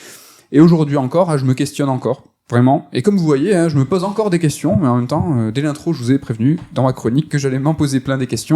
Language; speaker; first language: French; native; French